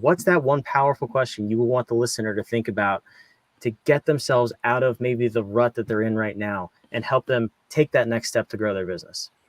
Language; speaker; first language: English; native; English